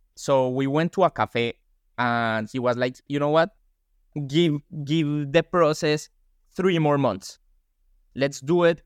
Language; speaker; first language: English; non-native, fluent; Spanish